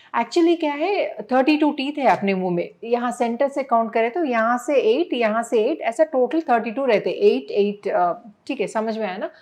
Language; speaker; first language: Hindi; non-native, local second language; Telugu